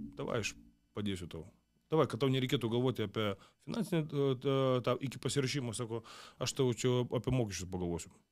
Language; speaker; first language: Lithuanian; non-native, local second language; Russian